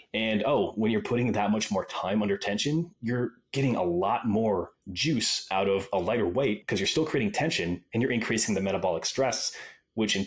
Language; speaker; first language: English; native; English